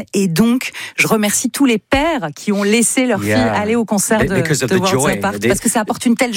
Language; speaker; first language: French; native; French